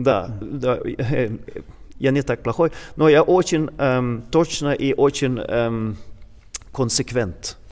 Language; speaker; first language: Russian; non-native, learner; Swedish